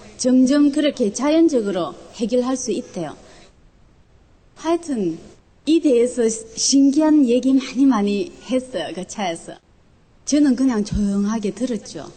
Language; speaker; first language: Korean; non-native, local second language; Chinese